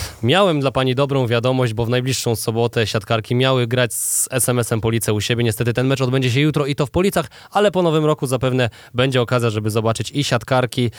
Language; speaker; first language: Polish; native; Polish